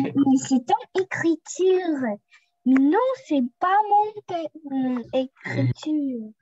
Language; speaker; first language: French; non-native, learner; Russian